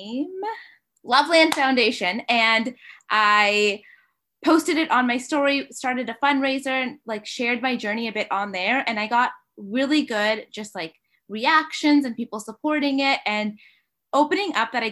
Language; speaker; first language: English; native; English